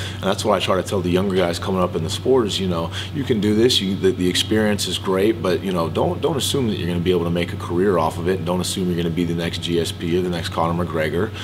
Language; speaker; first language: English; native; English